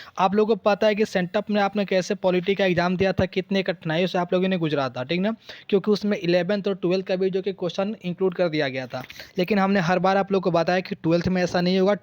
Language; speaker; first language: Hindi; native; Hindi